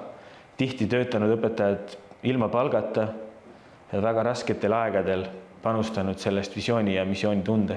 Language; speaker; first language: Estonian; native; Estonian